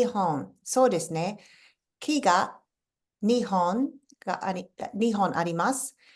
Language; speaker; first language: Japanese; non-native, fluent; English